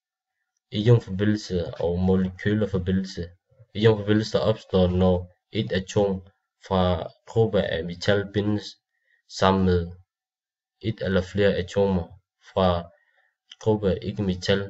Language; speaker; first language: Danish; non-native, learner; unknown